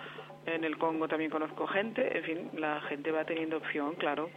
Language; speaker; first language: Spanish; native; Spanish